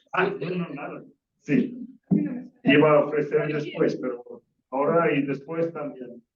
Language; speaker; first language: Spanish; non-native, fluent; English